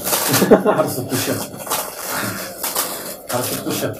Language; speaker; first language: Indonesian; non-native, learner; Korean